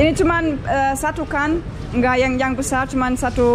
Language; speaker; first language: Indonesian; non-native, fluent; German